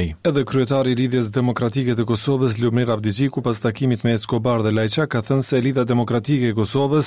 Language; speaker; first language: Albanian; native; Albanian